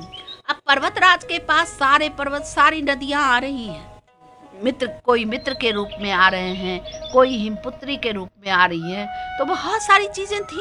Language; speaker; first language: Hindi; native; Hindi